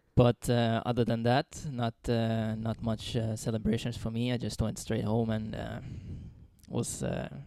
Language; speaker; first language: English; non-native, fluent; Finnish